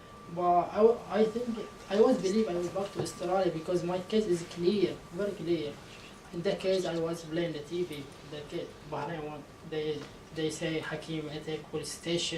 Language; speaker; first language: English; non-native, learner; Arabic